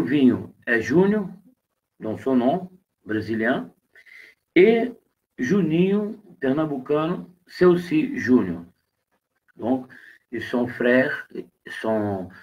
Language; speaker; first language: French; non-native, learner; Portuguese